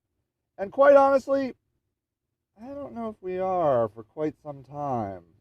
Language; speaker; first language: English; native; English